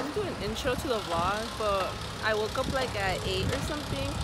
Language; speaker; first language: English; early bilingual, other home language; Spanish